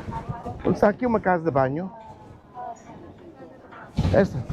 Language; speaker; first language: Portuguese; non-native, learner; German